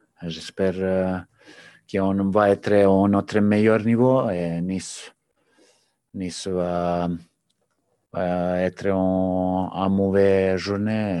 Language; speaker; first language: French; non-native, learner; Serbian